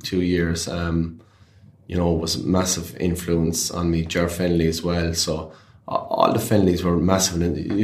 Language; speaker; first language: English; native; English